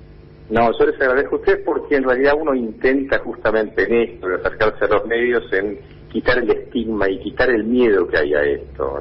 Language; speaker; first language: Spanish; native; Spanish